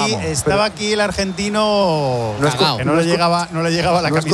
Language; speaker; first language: Spanish; native; Spanish